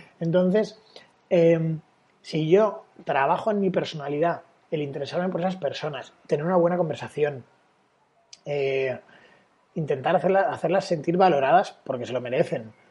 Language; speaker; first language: Spanish; native; Spanish